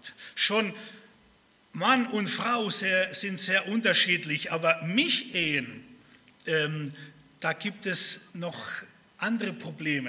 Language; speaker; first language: German; early bilingual, other home language; Spanish